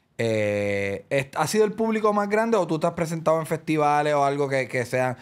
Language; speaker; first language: Spanish; native; Spanish